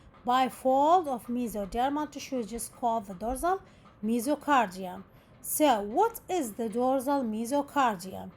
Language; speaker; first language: English; non-native, local second language; Arabic